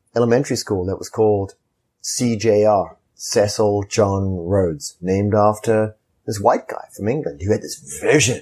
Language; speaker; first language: English; native; English